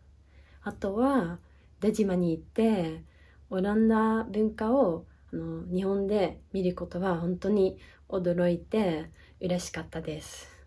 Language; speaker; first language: Japanese; non-native, fluent; Dutch